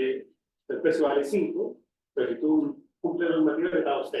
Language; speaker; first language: Spanish; native; Spanish